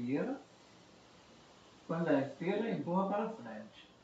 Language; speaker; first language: Portuguese; non-native, fluent; Chinese